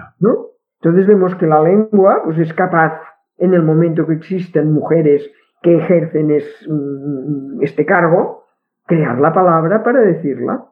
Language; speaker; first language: Spanish; non-native, local second language; Catalan